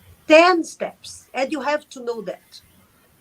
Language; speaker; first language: English; non-native, learner; Arabic